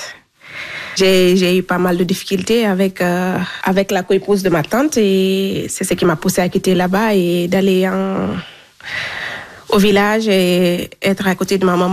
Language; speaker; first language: French; non-native, local second language; Fula